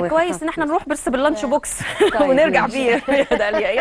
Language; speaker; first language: Arabic; native; Arabic